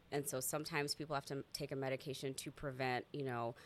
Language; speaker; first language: English; native; English